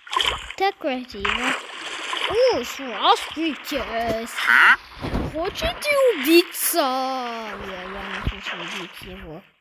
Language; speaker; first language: Russian; non-native, learner; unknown